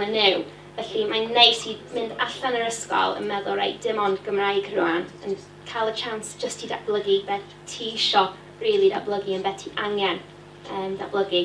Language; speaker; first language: Welsh; non-native, learner; English